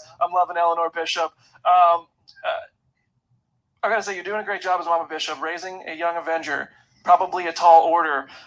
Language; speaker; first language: English; native; English